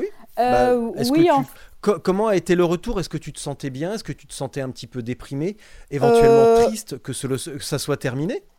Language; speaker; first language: French; native; French